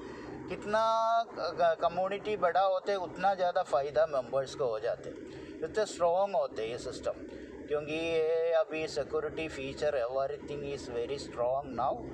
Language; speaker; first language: Hindi; non-native, local second language; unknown